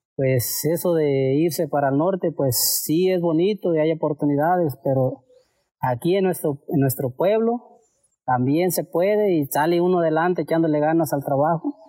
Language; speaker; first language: Spanish; native; Spanish